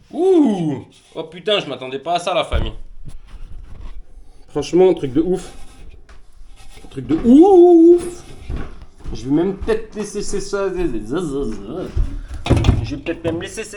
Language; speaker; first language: French; native; French